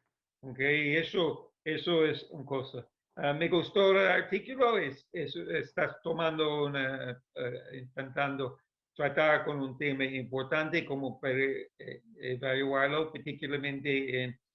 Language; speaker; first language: Spanish; non-native, fluent; English